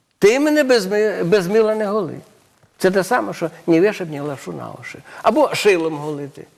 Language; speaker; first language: Ukrainian; native; Ukrainian